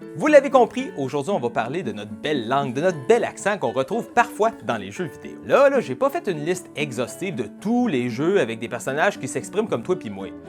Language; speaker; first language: French; native; French